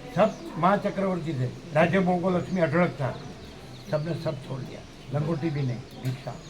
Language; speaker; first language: Hindi; non-native, local second language; Gujarati